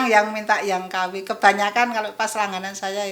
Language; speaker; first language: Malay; non-native, local second language; Javanese